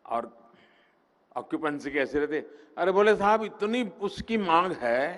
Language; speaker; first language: Hindi; non-native, local second language; Gujarati